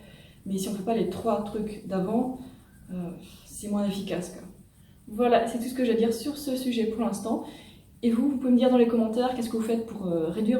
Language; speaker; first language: French; native; French